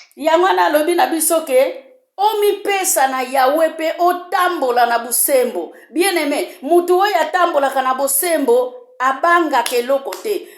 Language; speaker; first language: Lingala; non-native, local second language; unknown